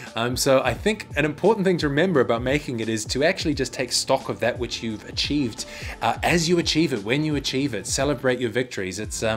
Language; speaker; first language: English; native; English